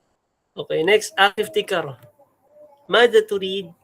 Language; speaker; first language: Arabic; non-native, fluent; Filipino